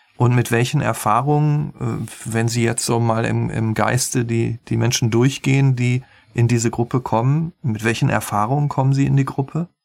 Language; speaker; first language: German; native; German